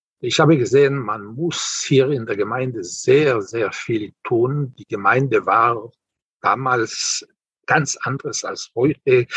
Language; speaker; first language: German; non-native, fluent; Hebrew